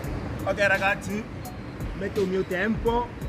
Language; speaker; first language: Italian; non-native, learner; French